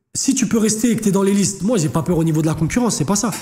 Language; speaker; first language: French; native; French